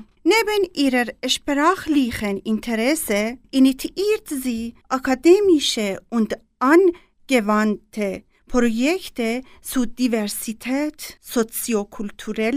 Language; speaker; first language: German; non-native, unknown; Persian